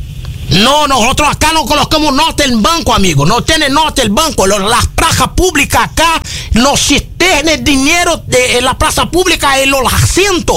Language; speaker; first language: Spanish; non-native, learner; Portuguese